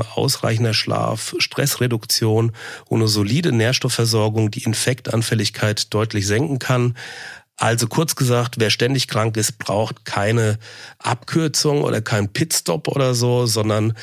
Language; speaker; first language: German; native; German